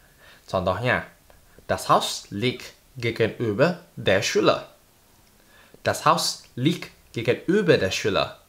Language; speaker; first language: German; non-native, fluent; Indonesian